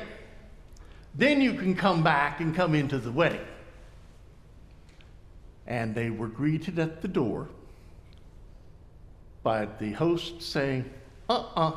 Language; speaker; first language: English; native; English